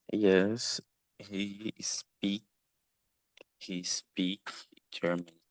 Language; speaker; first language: English; non-native, learner; Portuguese